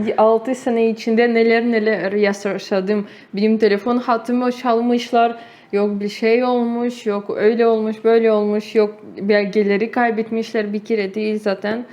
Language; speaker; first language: Turkish; non-native, fluent; Russian